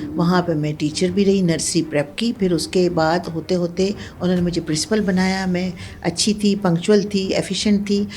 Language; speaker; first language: Urdu; non-native, local second language; Pashto